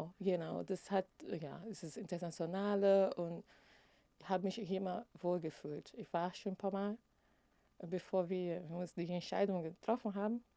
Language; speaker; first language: German; non-native, fluent; Portuguese